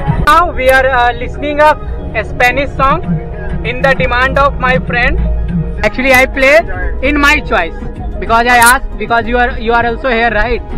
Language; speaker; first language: English; non-native, local second language; Hindi